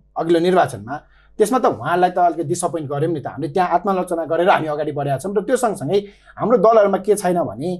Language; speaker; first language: Nepali; native; Nepali